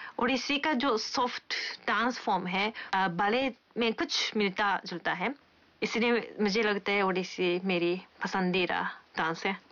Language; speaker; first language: Hindi; non-native, fluent; Japanese